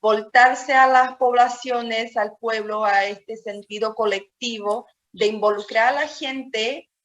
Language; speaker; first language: Spanish; non-native, fluent; Portuguese